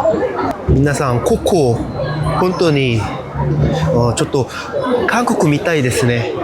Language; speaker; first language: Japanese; non-native, learner; Korean